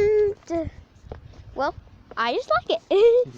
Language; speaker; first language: English; native; English